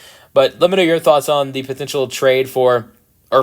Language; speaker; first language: English; native; English